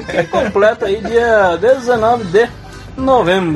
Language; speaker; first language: Portuguese; native; Portuguese